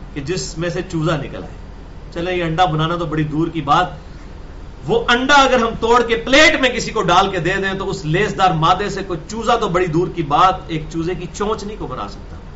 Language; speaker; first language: Urdu; non-native, local second language; Punjabi